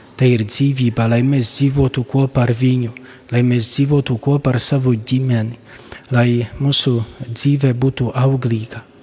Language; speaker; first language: Latvian; non-native, fluent; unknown